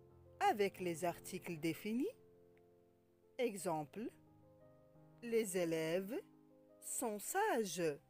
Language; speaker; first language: French; non-native, local second language; Arabic